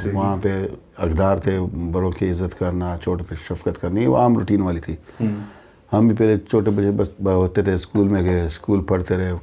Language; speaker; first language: Urdu; non-native, local second language; Pashto